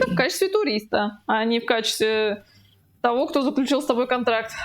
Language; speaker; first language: Russian; native; Russian